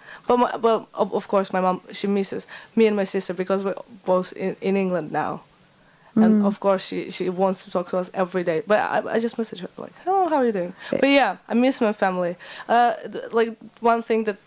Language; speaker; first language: English; non-native, fluent; Uzbek